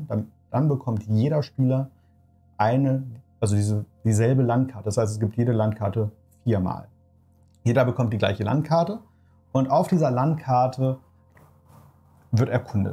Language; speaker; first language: German; native; German